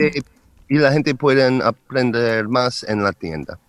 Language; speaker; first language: Spanish; non-native, learner; English